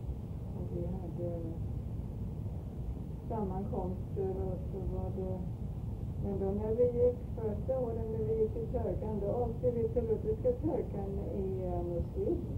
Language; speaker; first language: Swedish; early bilingual, heritage; Swedish